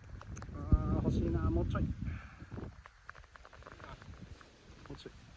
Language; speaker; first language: Japanese; native; Japanese